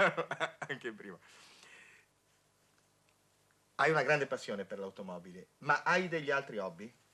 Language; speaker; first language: Italian; native; Italian